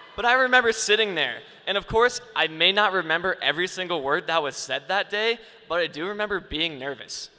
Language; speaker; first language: English; native; English